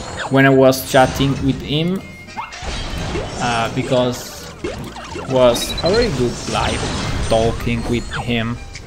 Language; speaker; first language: English; non-native, fluent; Italian